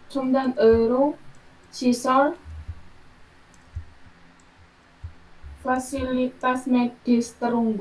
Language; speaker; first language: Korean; non-native, learner; Indonesian